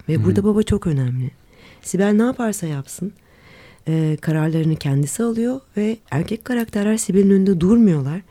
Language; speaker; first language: Turkish; native; Turkish